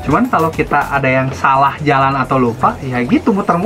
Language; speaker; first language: Indonesian; native; Indonesian